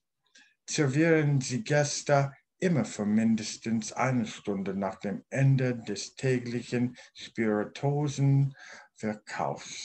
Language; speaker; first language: German; non-native, learner; English